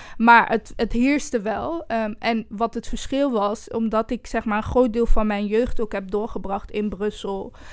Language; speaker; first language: Dutch; early bilingual, other home language; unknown